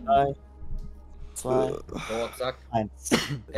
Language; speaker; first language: German; native; German